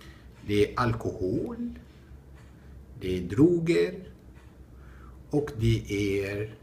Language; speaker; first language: Swedish; non-native, fluent; Arabic